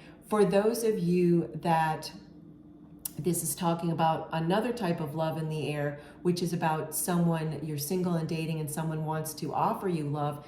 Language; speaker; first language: English; native; English